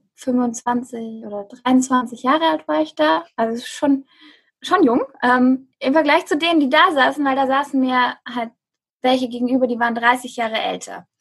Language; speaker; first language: German; native; German